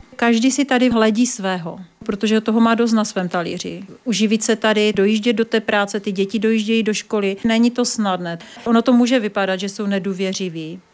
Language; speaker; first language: Czech; native; Czech